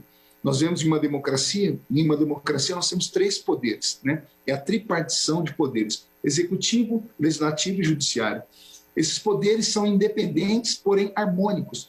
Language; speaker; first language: Portuguese; native; Portuguese